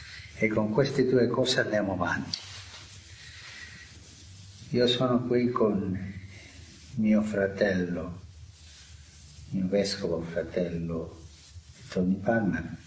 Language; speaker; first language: Italian; early bilingual, heritage; Italian